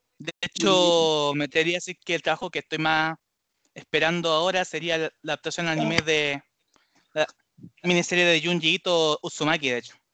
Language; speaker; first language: Spanish; non-native, learner; Japanese